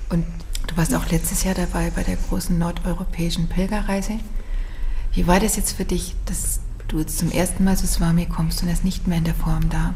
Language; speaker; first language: German; native; German